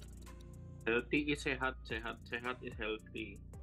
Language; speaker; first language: English; non-native, learner; Indonesian